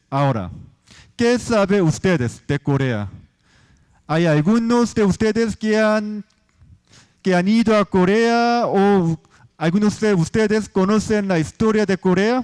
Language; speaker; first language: Spanish; non-native, fluent; Korean